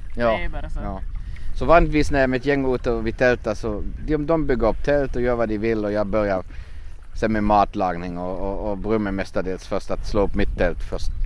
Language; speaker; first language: Swedish; non-native, fluent; German